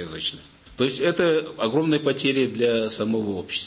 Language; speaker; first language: Russian; non-native, local second language; Kazakh